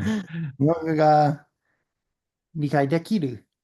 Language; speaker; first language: Japanese; non-native, learner; English